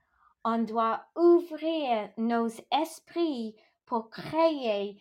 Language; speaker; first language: French; non-native, local second language; English